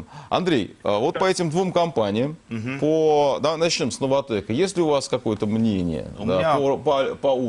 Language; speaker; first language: Russian; native; Russian